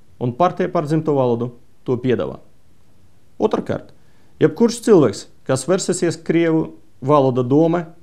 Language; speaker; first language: Latvian; non-native, local second language; Russian